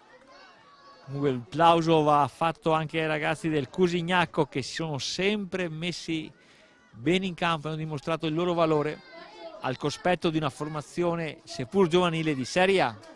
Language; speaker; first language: Italian; native; Italian